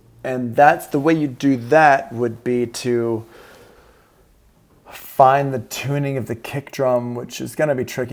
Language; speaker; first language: English; native; English